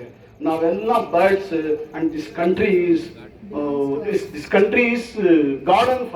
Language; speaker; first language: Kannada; non-native, fluent; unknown